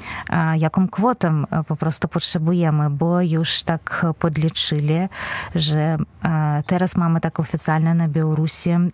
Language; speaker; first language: Polish; non-native, fluent; Belarusian